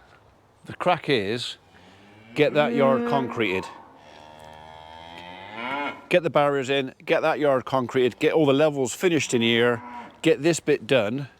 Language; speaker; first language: English; native; English